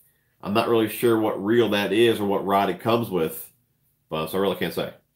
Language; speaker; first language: English; native; English